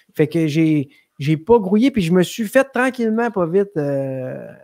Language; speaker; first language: French; native; French